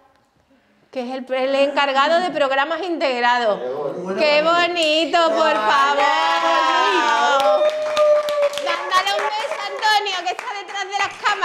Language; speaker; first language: Spanish; native; Spanish